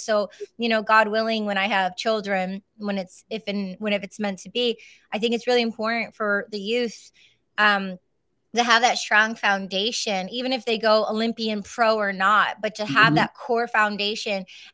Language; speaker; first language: English; native; English